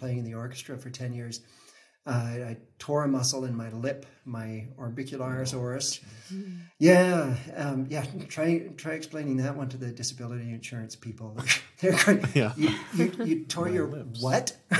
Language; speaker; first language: English; native; English